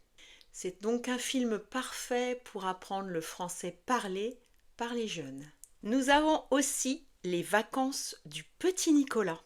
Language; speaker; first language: French; native; French